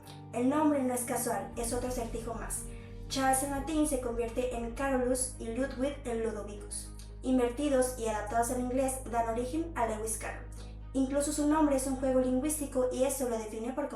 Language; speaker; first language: Spanish; native; Spanish